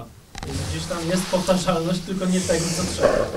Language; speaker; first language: Polish; native; Polish